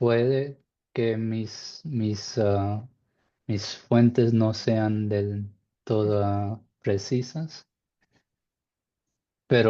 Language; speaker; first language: Spanish; non-native, learner; English